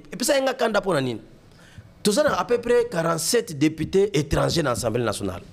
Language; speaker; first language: French; non-native, local second language; Lingala